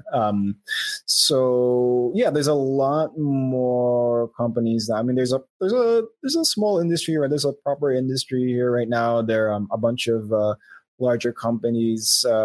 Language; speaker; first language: English; non-native, local second language; Filipino